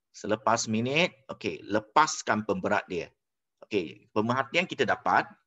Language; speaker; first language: Malay; non-native, local second language; Chinese